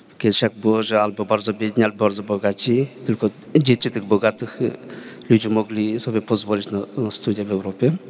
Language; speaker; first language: Polish; non-native, fluent; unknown